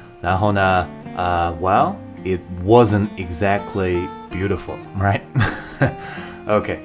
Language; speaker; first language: English; non-native, fluent; Chinese